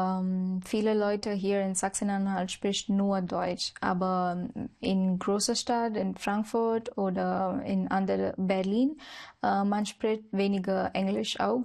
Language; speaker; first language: German; non-native, learner; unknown